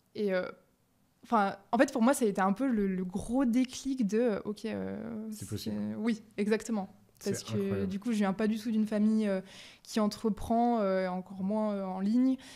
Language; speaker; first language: French; native; French